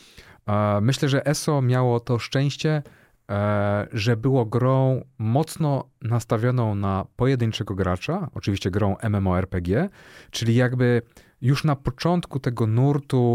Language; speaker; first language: Polish; native; Polish